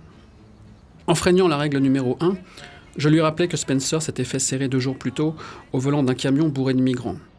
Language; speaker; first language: French; native; French